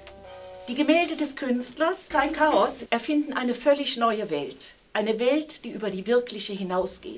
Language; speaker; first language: German; native; German